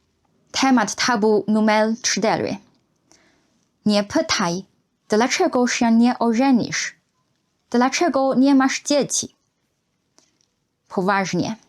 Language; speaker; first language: Polish; non-native, fluent; Chinese